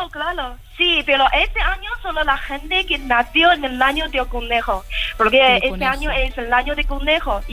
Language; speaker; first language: Spanish; non-native, fluent; Chinese